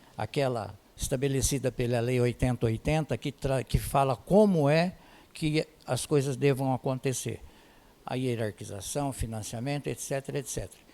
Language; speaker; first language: Portuguese; native; Portuguese